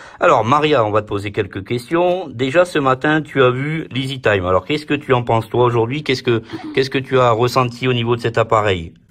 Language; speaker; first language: French; native; French